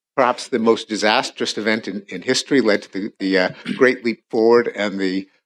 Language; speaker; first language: English; native; English